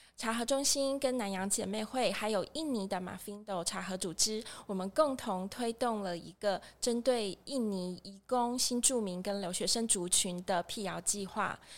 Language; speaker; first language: Chinese; native; Chinese